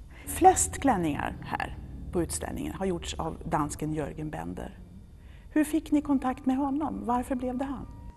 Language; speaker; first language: Swedish; native; Swedish